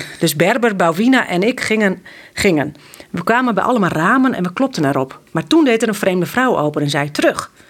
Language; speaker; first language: Dutch; non-native, local second language; Western Frisian